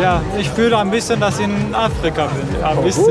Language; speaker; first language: German; non-native, learner; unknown